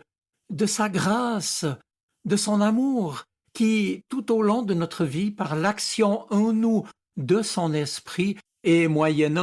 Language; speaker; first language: French; native; French